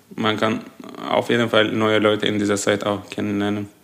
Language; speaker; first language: German; non-native, fluent; Turkish